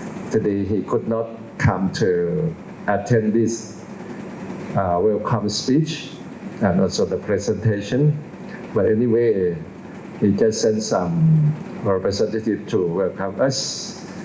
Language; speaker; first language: English; non-native, fluent; Thai